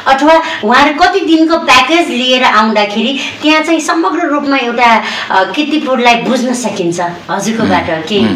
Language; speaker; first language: Nepali; non-native, local second language; Newari